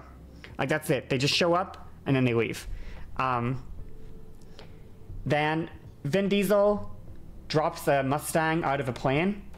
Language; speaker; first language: English; native; English